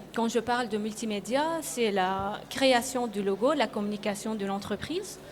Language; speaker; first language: French; non-native, local second language; Arabic